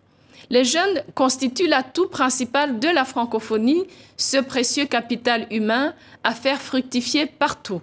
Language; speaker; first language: French; non-native, local second language; Kinyarwanda